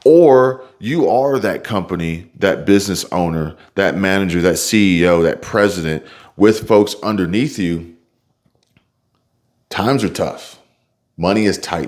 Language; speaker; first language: English; native; English